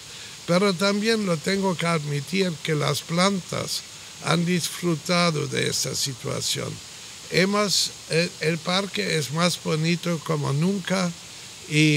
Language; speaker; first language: Spanish; non-native, fluent; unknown